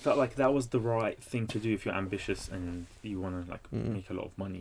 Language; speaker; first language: English; native; English